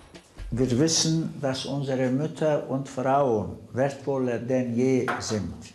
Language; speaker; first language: German; non-native, fluent; Turkish